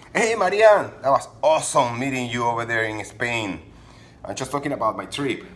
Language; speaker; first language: English; non-native, fluent; Spanish